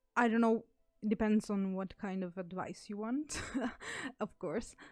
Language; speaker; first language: English; non-native, fluent; Italian